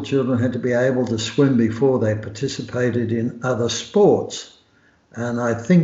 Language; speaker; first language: English; native; English